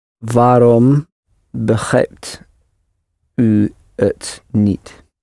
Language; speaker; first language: Dutch; non-native, learner; English